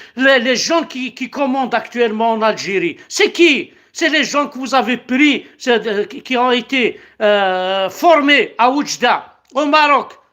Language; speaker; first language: French; non-native, local second language; Kabyle